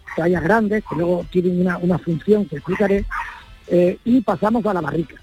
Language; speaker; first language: Spanish; native; Spanish